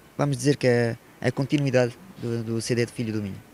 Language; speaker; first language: Portuguese; early bilingual, heritage; French